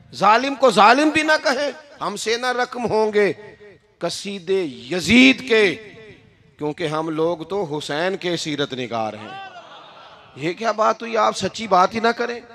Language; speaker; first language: Urdu; non-native, local second language; Punjabi